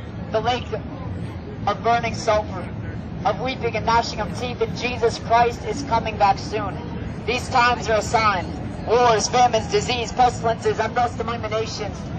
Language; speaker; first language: English; native; English